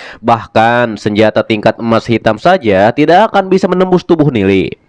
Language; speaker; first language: Indonesian; native; Indonesian